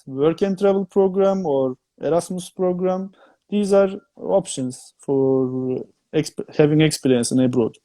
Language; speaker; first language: English; non-native, fluent; Turkish